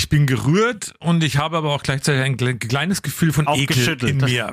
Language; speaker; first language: German; native; German